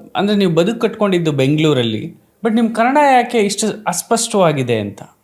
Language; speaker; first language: Kannada; native; Kannada